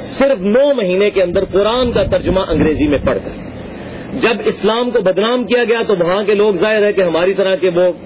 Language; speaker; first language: Urdu; non-native, local second language; Punjabi